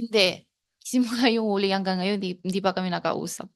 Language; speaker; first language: Filipino; non-native, learner; Chinese